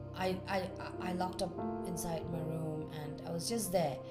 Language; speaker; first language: English; non-native, fluent; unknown